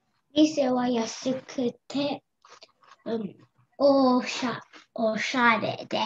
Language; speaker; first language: Japanese; non-native, learner; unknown